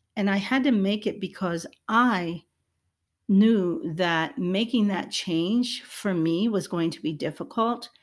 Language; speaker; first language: English; early bilingual, other home language; Spanish